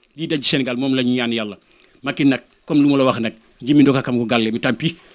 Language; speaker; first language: Wolof; non-native, local second language; Fula